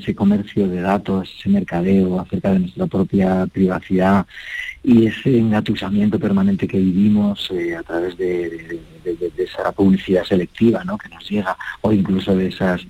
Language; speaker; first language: Spanish; native; Spanish